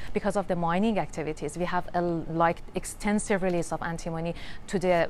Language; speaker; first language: English; non-native, fluent; Persian